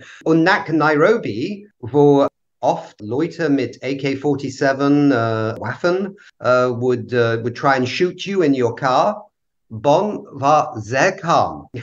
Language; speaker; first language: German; non-native, learner; English